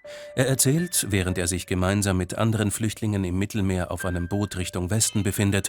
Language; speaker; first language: German; native; German